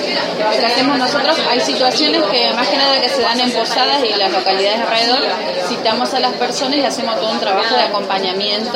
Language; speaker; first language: Spanish; native; Spanish